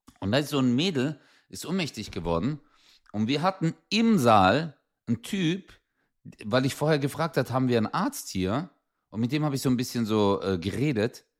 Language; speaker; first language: German; early bilingual, other home language; Turkish